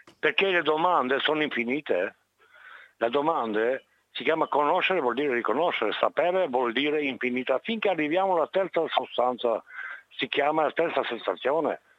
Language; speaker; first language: Italian; non-native, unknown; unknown